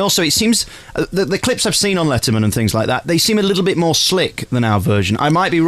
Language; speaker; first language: English; native; English